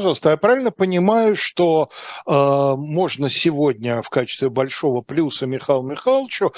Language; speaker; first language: Russian; native; Russian